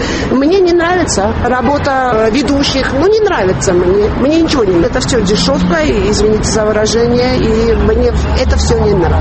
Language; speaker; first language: Russian; native; Russian